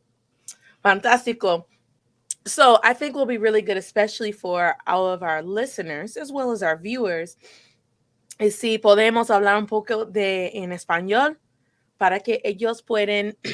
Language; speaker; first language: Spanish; non-native, fluent; English